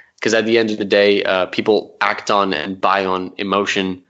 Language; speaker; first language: English; early bilingual, other home language; Arabic